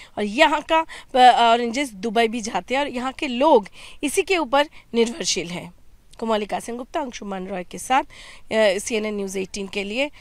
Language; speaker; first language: Hindi; non-native, local second language; Assamese